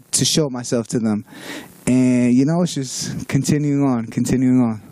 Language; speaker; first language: English; native; English